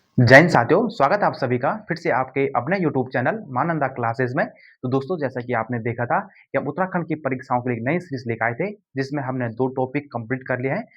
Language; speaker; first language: Hindi; native; Hindi